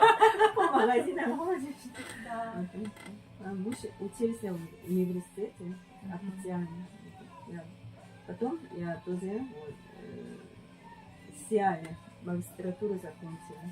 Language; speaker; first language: Russian; non-native, fluent; Korean